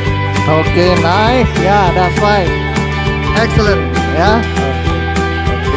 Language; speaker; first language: English; non-native, fluent; Indonesian